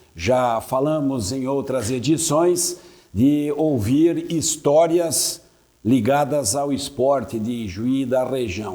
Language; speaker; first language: Portuguese; native; Portuguese